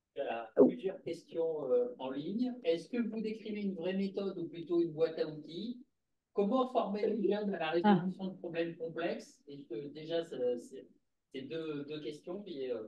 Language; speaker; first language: French; native; French